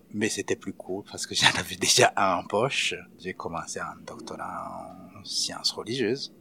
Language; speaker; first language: French; non-native, local second language; Rundi